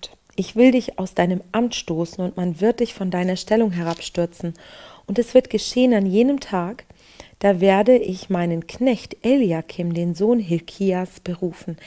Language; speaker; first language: German; native; German